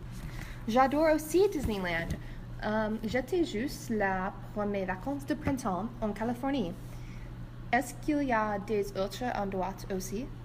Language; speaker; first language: French; non-native, learner; English